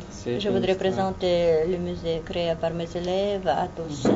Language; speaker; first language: French; non-native, fluent; Russian